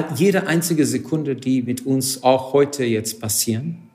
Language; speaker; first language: German; non-native, fluent; Hungarian